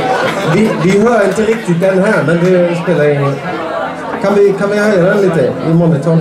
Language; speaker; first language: Swedish; non-native, fluent; German